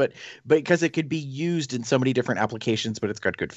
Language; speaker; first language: English; native; English